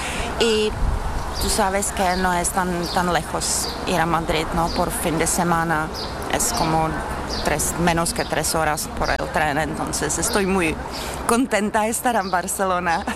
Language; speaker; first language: Spanish; non-native, learner; Czech